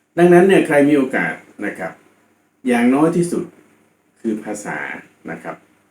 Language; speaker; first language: Thai; native; Thai